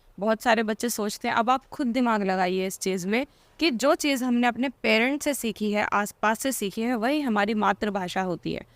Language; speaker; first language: Hindi; native; Hindi